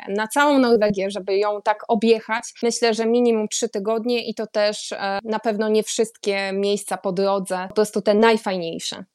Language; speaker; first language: Polish; native; Polish